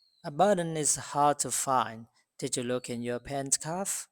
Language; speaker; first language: English; non-native, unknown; Burmese